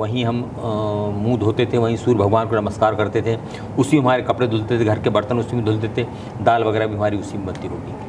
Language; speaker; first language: Hindi; native; Hindi